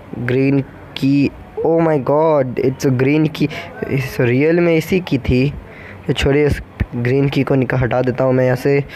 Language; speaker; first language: Hindi; native; Hindi